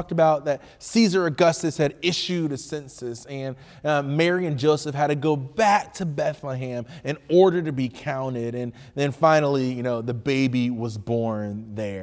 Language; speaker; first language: English; native; English